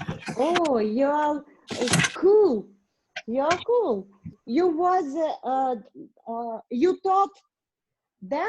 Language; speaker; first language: English; non-native, learner; Russian